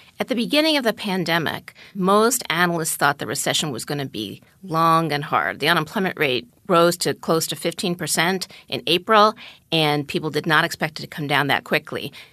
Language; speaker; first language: English; native; English